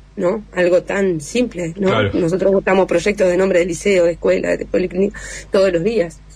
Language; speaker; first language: Spanish; native; Spanish